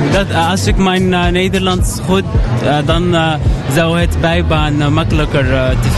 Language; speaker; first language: Dutch; non-native, learner; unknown